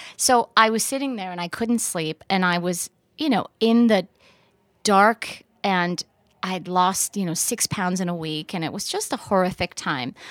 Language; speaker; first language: English; early bilingual, other home language; Persian